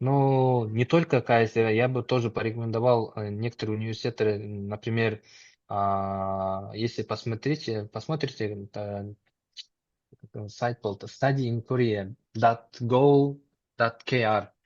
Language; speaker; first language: Russian; non-native, local second language; Kazakh